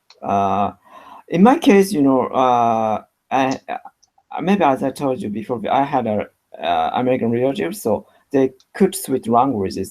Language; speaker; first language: English; non-native, learner; Japanese